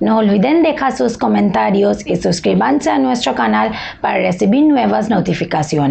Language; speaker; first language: Spanish; non-native, learner; Bangla